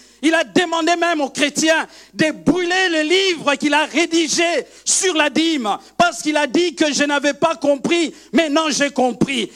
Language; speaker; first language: French; non-native, local second language; Lingala